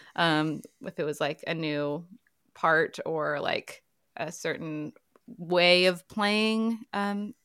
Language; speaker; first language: English; native; English